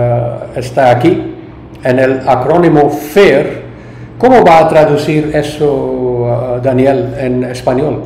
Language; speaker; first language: Spanish; non-native, learner; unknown